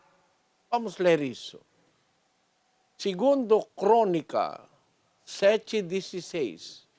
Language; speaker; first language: Portuguese; non-native, learner; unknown